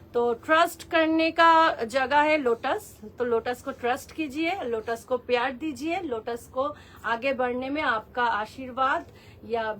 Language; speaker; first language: Hindi; non-native, local second language; Bangla